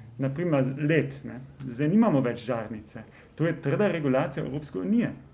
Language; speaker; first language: Slovenian; non-native, fluent; German